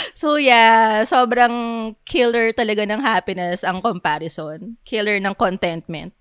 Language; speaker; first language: Filipino; native; Filipino